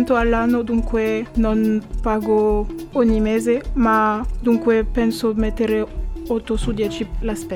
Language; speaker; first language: Italian; non-native, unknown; French